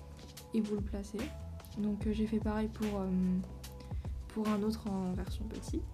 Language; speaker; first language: French; native; French